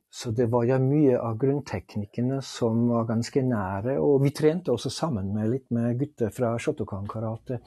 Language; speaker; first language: Norwegian; non-native, fluent; German